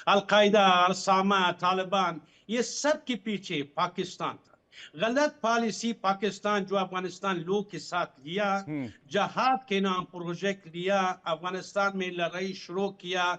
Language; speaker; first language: Hindi; non-native, fluent; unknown